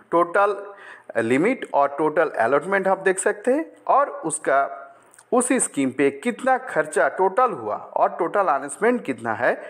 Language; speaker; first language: Hindi; non-native, local second language; Bangla